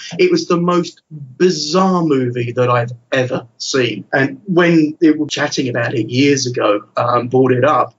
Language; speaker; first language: English; native; English